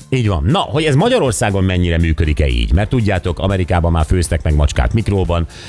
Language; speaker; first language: Hungarian; native; Hungarian